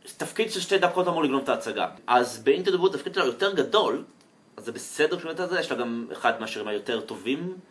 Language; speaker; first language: Hebrew; native; Hebrew